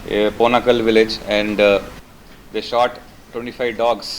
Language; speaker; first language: English; non-native, local second language; Telugu